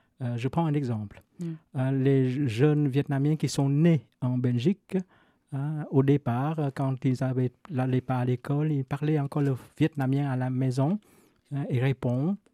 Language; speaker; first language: French; non-native, fluent; Vietnamese